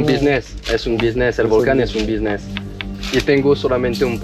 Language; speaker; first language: Spanish; non-native, learner; French